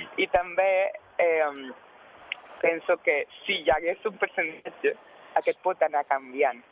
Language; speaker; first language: Catalan; non-native, local second language; Spanish